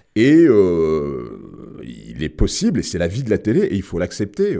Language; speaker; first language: French; native; French